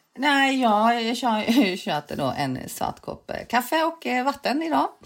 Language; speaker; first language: Swedish; early bilingual, other home language; Korean